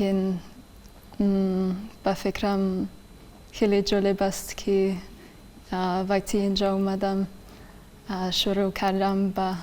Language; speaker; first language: Persian; non-native, fluent; English